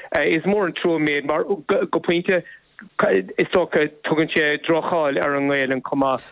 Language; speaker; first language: Irish; non-native, local second language; English